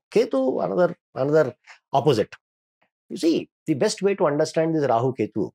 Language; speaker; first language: English; non-native, local second language; Kannada